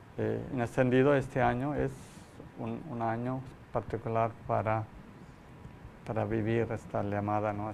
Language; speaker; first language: Spanish; non-native, learner; Malayalam